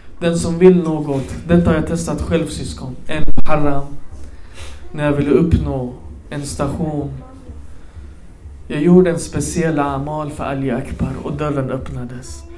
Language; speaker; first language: Swedish; early bilingual, other home language; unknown